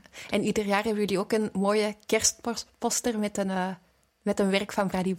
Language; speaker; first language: Dutch; native; Dutch